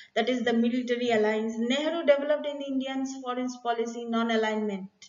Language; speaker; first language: Hindi; non-native, local second language; Bangla